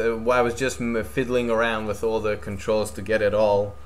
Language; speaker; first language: English; non-native, fluent; Hungarian